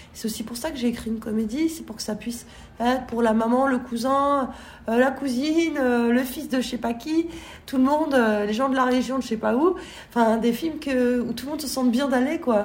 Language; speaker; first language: French; native; French